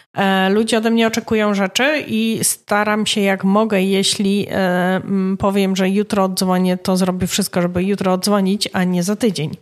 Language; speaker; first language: Polish; native; Polish